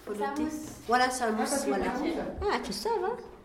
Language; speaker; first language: French; non-native, learner; Arabic